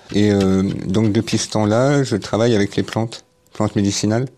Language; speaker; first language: French; native; French